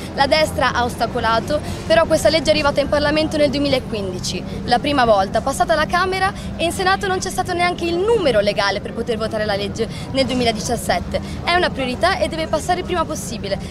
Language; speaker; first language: Italian; early bilingual, other home language; Arabic